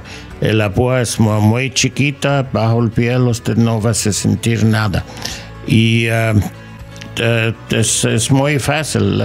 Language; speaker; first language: Spanish; non-native, learner; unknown